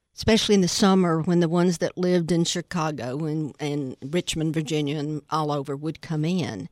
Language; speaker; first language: English; native; English